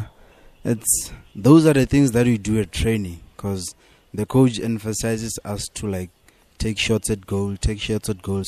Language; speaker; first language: English; non-native, local second language; Zulu